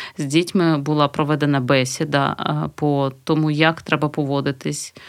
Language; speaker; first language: Ukrainian; native; Ukrainian